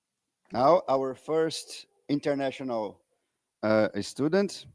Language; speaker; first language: English; non-native, fluent; Portuguese